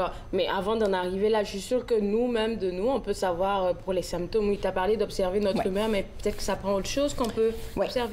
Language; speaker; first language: French; native; French